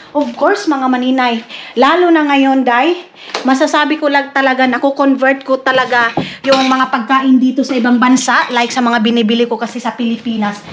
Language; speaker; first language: Filipino; non-native, local second language; Cebuano